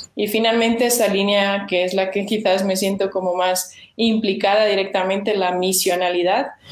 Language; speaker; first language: Spanish; non-native, fluent; Portuguese